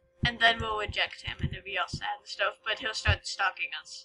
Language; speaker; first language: English; native; English